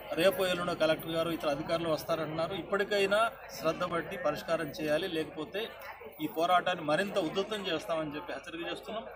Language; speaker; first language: Telugu; native; Telugu